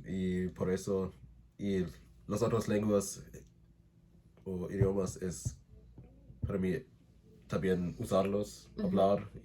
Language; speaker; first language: Spanish; non-native, learner; English